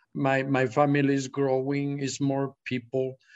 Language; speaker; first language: English; non-native, learner; Spanish